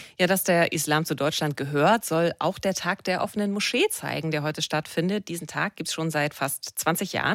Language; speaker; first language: German; native; German